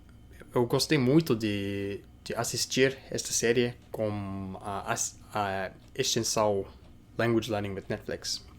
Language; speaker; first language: Portuguese; non-native, fluent; English